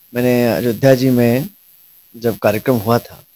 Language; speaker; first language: Hindi; non-native, local second language; Bhojpuri